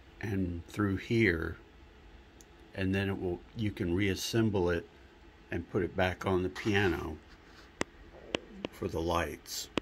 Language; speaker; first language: English; native; English